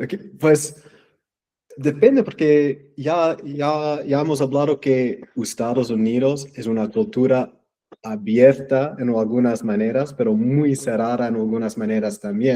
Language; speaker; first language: Spanish; non-native, fluent; English